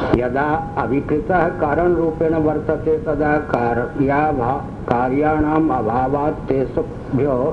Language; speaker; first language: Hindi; non-native, local second language; Maithili